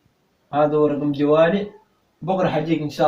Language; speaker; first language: Arabic; native; Arabic